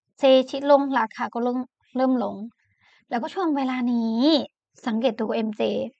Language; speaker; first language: Thai; non-native, fluent; Chinese